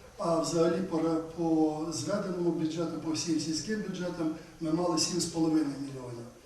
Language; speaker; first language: Ukrainian; native; Ukrainian